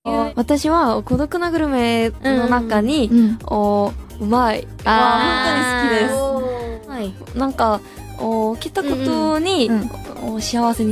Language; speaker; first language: Japanese; non-native, learner; Korean